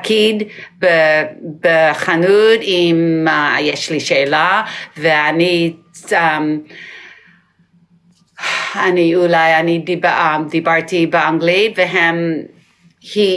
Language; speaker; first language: Hebrew; non-native, learner; English